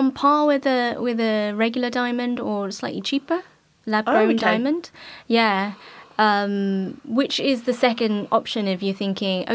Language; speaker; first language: English; native; English